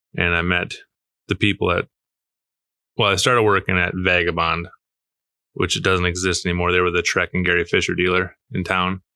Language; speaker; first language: English; native; English